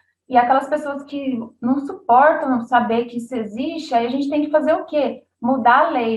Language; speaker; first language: Portuguese; native; Portuguese